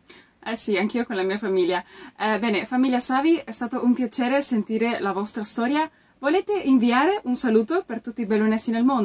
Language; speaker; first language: Italian; non-native, fluent; Spanish